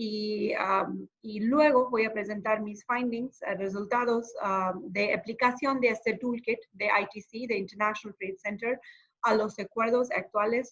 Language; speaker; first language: Spanish; non-native, fluent; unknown